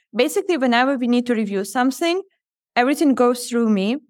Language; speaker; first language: English; non-native, fluent; Ukrainian